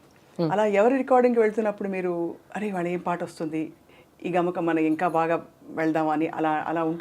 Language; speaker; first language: Telugu; native; Telugu